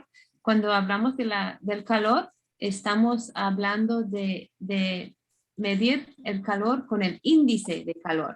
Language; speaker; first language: Spanish; non-native, fluent; English